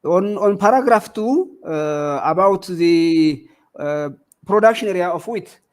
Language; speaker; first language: English; non-native, local second language; Amharic